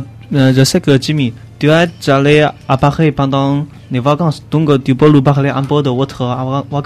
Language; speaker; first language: French; non-native, learner; Chinese